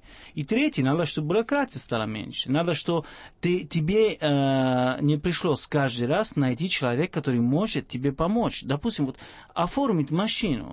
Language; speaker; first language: Russian; non-native, fluent; Italian